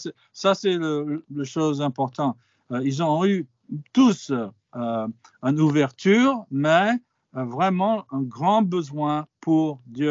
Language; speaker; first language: French; non-native, fluent; English